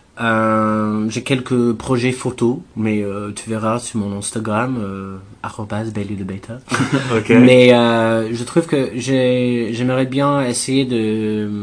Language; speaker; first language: French; non-native, learner; English